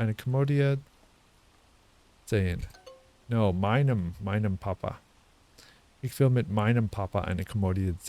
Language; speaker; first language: German; non-native, learner; English